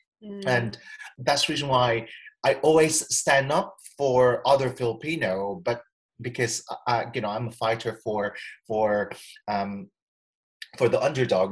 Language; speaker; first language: English; non-native, local second language; Cebuano